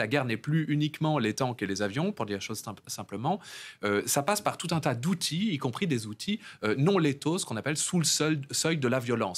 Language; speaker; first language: French; native; French